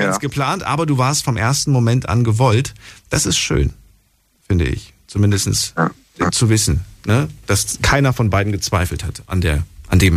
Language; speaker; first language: German; native; German